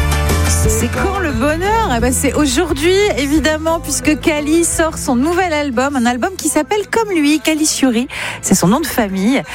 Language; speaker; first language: French; native; French